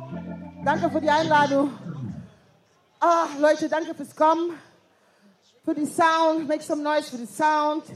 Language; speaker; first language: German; non-native, fluent; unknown